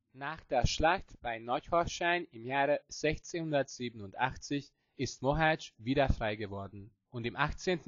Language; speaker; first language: German; non-native, learner; Hungarian